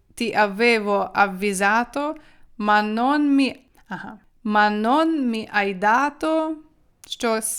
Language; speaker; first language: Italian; non-native, fluent; Ukrainian